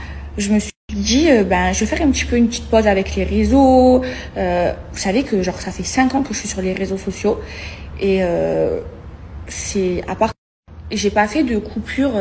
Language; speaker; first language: French; native; French